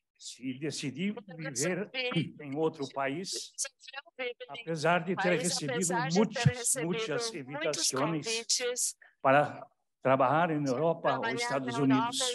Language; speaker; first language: Portuguese; early bilingual, other home language; German